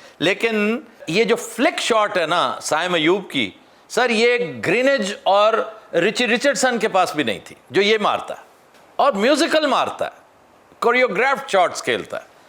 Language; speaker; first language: Urdu; non-native, local second language; Punjabi